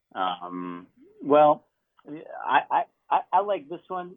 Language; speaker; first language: English; native; English